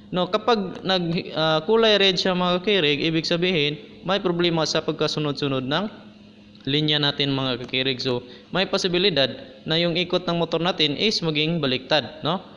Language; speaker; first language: Filipino; non-native, local second language; Cebuano